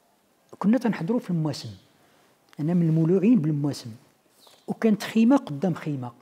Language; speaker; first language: Arabic; native; Arabic